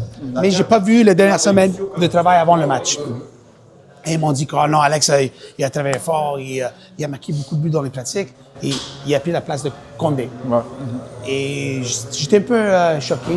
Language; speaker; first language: French; non-native, local second language; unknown